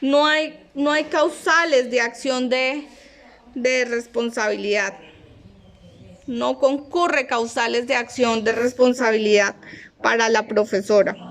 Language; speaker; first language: Spanish; native; Spanish